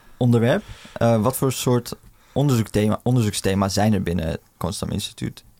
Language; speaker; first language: Dutch; early bilingual, other home language; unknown